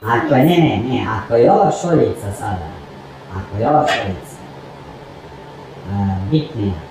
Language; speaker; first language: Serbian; non-native, learner; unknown